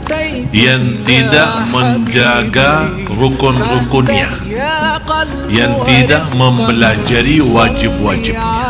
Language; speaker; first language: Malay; non-native, fluent; Arabic